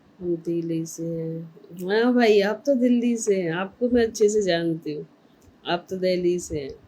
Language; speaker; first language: Hindi; non-native, local second language; Bangla